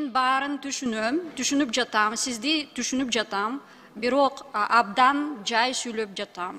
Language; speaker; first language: Kyrgyz; non-native, local second language; Russian